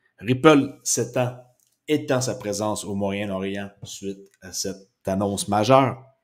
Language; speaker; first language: French; native; French